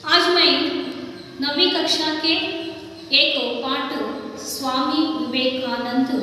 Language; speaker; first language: Hindi; non-native, local second language; Kannada